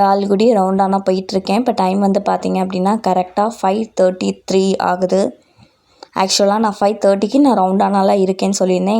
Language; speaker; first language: Tamil; native; Tamil